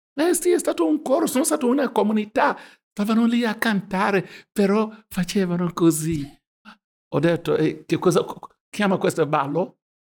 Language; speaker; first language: Italian; non-native, fluent; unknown